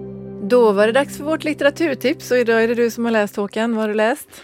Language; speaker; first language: Swedish; native; Swedish